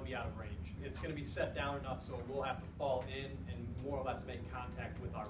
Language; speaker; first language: English; native; English